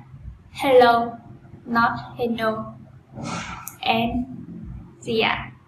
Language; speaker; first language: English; non-native, fluent; Vietnamese